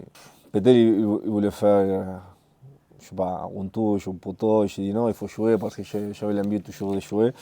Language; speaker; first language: French; non-native, fluent; Spanish